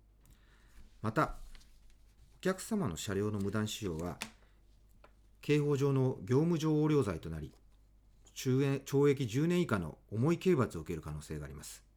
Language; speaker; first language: Japanese; native; Japanese